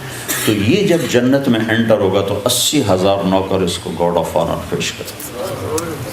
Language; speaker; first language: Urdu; non-native, local second language; Punjabi